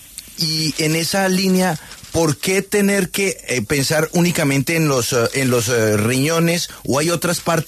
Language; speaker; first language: Spanish; native; Spanish